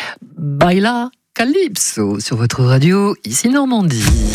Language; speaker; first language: French; native; French